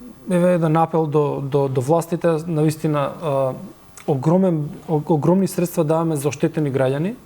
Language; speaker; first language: Macedonian; native; Macedonian